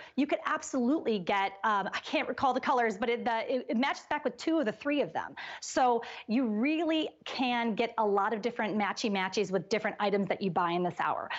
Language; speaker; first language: English; native; English